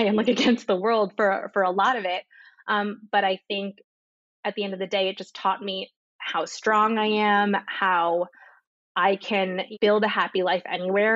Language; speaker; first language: English; native; English